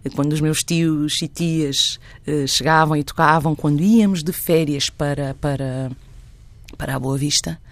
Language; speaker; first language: Portuguese; non-native, local second language; Kabuverdianu